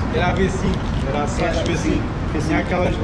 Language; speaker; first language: Portuguese; native; Portuguese